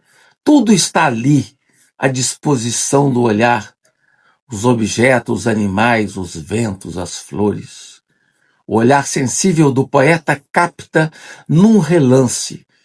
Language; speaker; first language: Portuguese; native; Portuguese